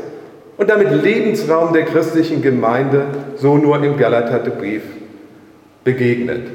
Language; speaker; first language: German; native; German